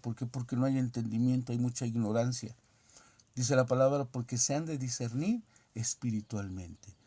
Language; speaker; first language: Spanish; native; Spanish